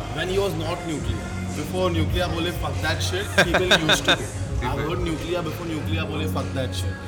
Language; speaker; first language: English; non-native, local second language; Marathi